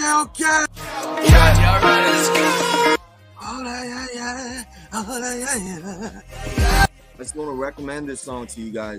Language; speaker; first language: English; non-native, fluent; Korean